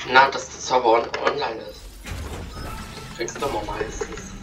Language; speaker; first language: German; native; German